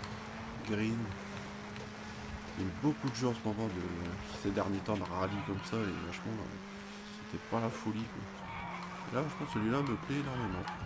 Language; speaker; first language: French; native; French